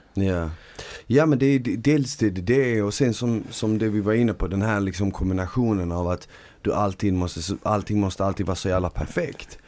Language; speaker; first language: Swedish; native; Swedish